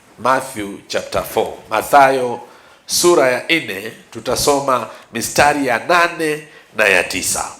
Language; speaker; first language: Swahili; non-native, local second language; Luyia